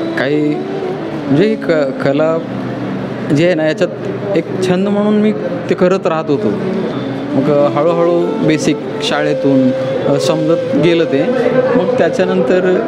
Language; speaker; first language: Marathi; non-native, local second language; Lambadi